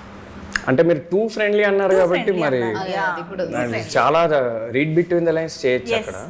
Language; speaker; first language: Telugu; native; Telugu